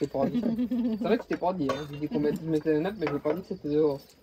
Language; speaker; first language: French; native; French